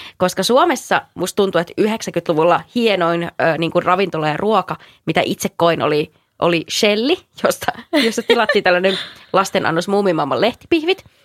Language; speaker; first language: Finnish; native; Finnish